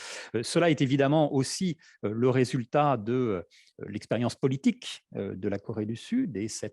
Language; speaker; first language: French; native; French